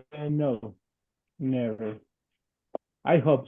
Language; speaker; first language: English; non-native, fluent; Spanish